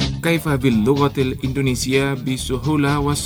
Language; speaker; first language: Arabic; non-native, fluent; Indonesian